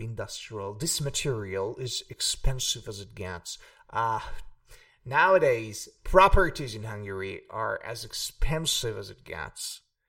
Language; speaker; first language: English; non-native, fluent; Hungarian